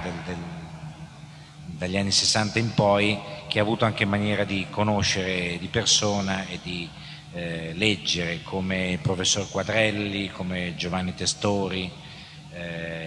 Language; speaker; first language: Italian; native; Italian